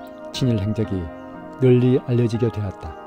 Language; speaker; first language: Korean; native; Korean